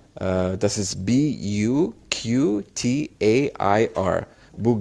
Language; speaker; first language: German; non-native, learner; Arabic